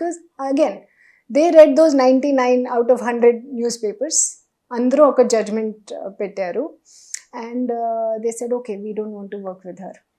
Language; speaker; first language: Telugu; non-native, learner; Hindi